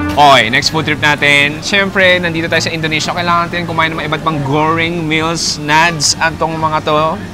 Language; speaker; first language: Filipino; native; Filipino